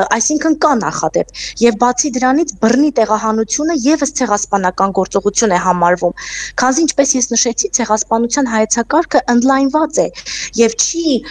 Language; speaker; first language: Armenian; native; Armenian